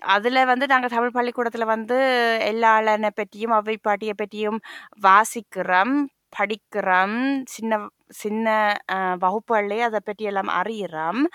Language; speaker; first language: Tamil; early bilingual, heritage; Tamil